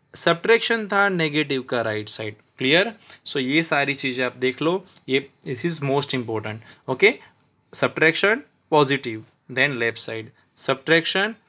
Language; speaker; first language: Hindi; non-native, local second language; Gujarati